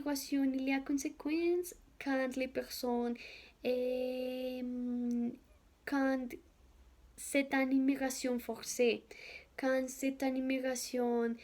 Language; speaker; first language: French; non-native, learner; Spanish